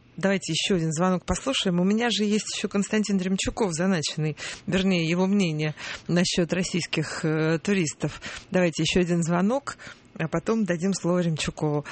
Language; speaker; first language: Russian; native; Russian